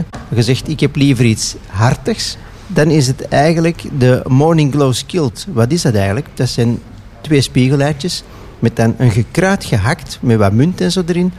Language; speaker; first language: Dutch; native; Dutch